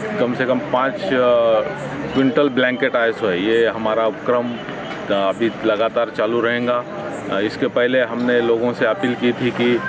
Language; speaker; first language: Hindi; non-native, local second language; Marathi